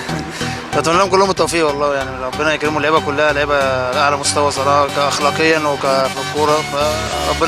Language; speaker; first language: Arabic; native; Arabic